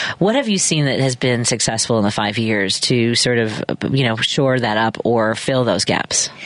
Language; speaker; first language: English; native; English